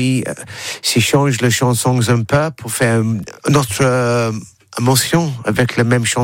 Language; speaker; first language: French; non-native, learner; English